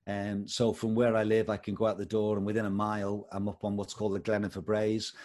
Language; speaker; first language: English; native; English